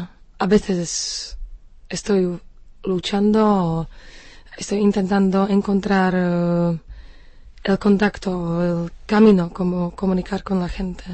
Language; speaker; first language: Spanish; non-native, fluent; Slovak